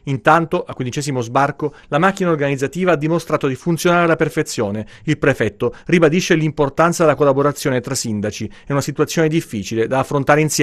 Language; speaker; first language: Italian; native; Italian